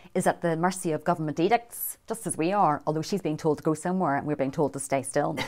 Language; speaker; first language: English; native; English